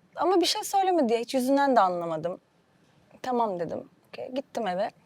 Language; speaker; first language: Turkish; early bilingual, heritage; Turkish